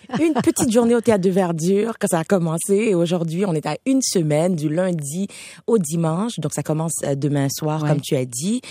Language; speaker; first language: French; non-native, local second language; Haitian Creole